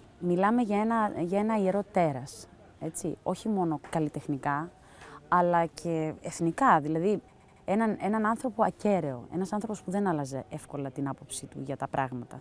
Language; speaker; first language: Greek; early bilingual, heritage; Greek